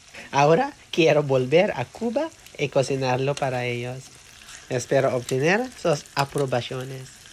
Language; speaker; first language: Spanish; non-native, learner; Filipino